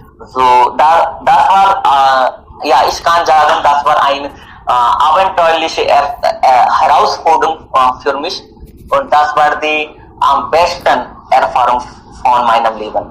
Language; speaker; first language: German; non-native, learner; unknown